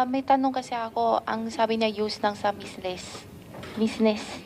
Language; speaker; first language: Filipino; non-native, learner; Chinese